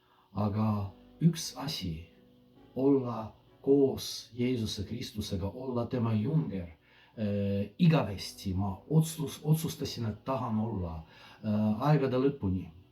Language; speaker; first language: Estonian; non-native, fluent; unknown